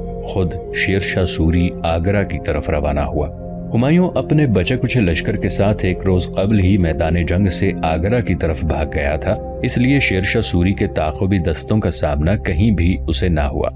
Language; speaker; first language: Urdu; native; Urdu